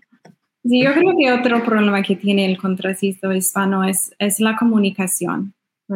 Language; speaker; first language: Spanish; non-native, fluent; English